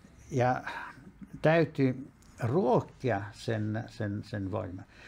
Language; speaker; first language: Finnish; non-native, fluent; Italian